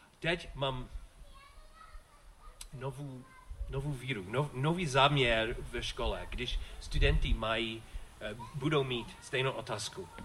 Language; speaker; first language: Czech; non-native, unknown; English